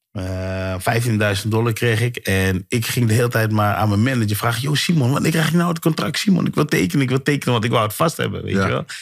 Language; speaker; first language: Dutch; early bilingual, other home language; Sranan Tongo